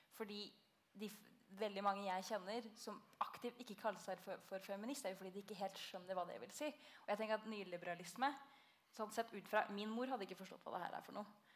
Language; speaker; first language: Norwegian; early bilingual, other home language; Albanian